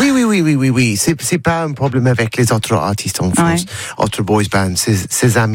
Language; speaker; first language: French; non-native, learner; English